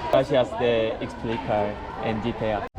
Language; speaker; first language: Spanish; non-native, learner; Korean